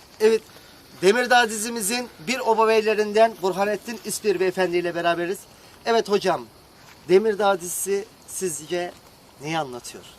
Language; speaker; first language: Turkish; native; Turkish